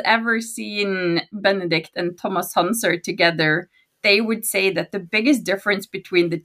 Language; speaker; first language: English; non-native, fluent; Norwegian